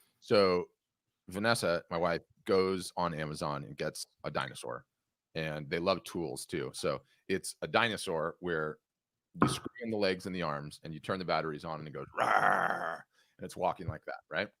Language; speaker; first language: English; native; English